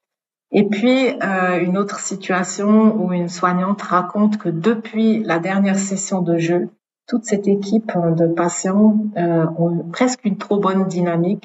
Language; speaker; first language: French; native; French